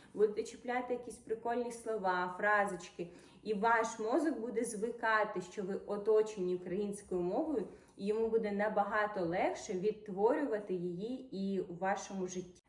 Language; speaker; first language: Ukrainian; non-native, local second language; Russian